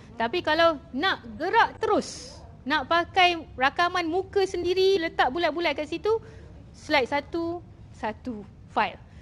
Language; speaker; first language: Malay; native; Malay